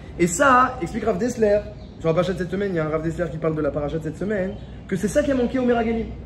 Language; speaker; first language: French; native; French